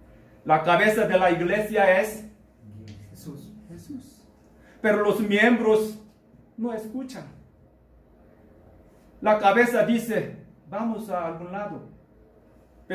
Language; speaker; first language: Spanish; non-native, learner; Korean